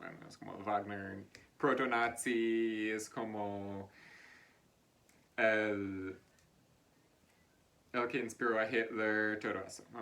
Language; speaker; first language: Spanish; non-native, fluent; English